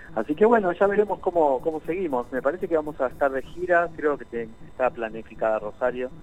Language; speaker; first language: Spanish; native; Spanish